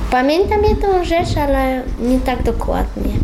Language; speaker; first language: Polish; early bilingual, heritage; Polish